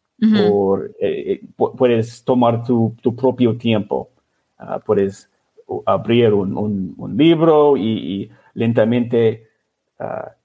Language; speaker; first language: Spanish; non-native, learner; English